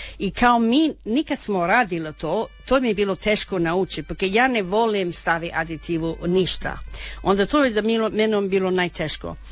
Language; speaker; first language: Serbian; non-native, learner; French